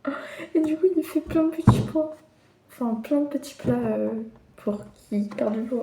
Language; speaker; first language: French; native; French